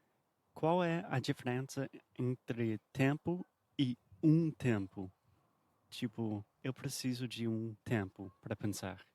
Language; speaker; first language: Portuguese; non-native, fluent; English